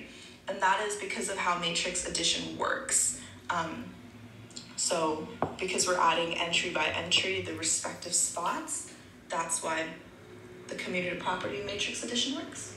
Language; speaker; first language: English; native; English